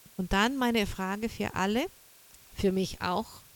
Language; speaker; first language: German; non-native, fluent; Portuguese